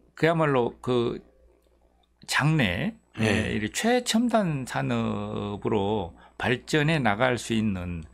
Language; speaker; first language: Korean; native; Korean